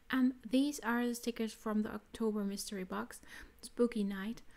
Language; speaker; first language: English; non-native, fluent; German